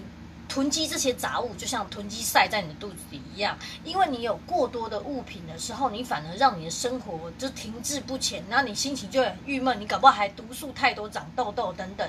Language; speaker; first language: Chinese; native; Chinese